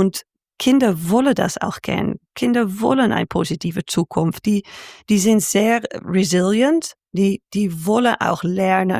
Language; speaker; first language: German; non-native, fluent; Dutch